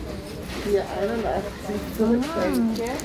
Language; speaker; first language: German; non-native, learner; Lingala